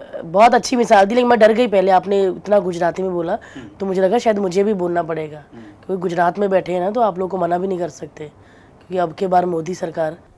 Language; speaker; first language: Hindi; non-native, local second language; Punjabi